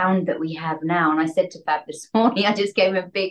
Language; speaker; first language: English; native; English